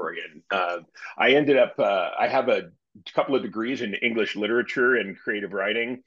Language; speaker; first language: English; native; English